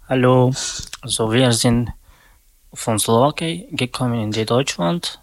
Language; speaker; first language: German; non-native, learner; Romany